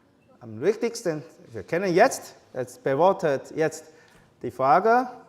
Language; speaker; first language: German; non-native, learner; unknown